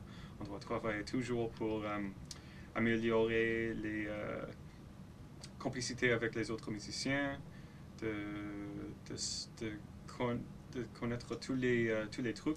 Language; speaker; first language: French; non-native, local second language; English